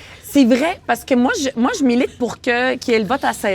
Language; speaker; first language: French; native; French